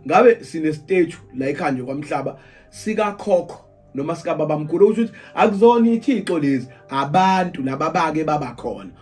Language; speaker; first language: Zulu; native; Zulu